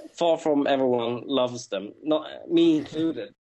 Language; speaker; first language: English; non-native, fluent; Swedish